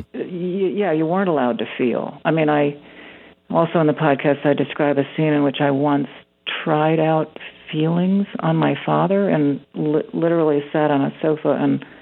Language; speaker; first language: English; native; English